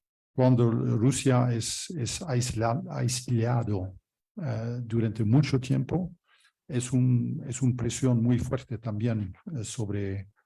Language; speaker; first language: Spanish; non-native, fluent; Dutch